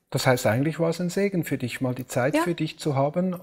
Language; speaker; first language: German; native; German